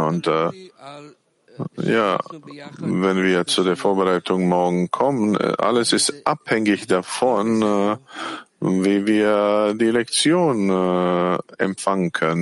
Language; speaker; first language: German; non-native, fluent; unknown